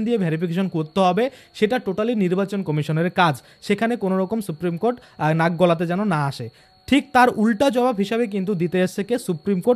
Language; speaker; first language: Bangla; native; Bangla